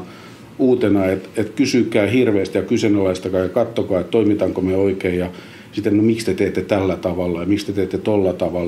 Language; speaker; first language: Finnish; native; Finnish